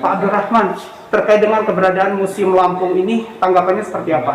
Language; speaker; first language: Indonesian; native; Indonesian